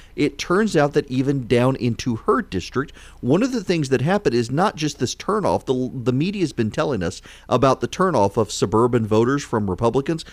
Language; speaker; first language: English; native; English